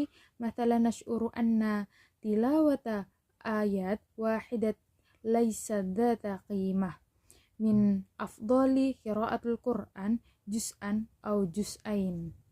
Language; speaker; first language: Arabic; non-native, learner; Indonesian